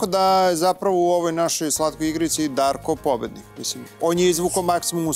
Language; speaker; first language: Serbian; native; Serbian